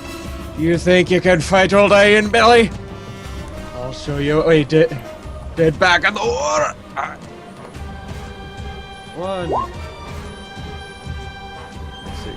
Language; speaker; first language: English; native; English